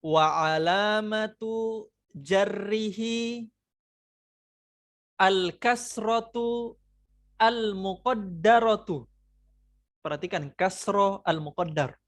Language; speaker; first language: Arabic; non-native, fluent; Indonesian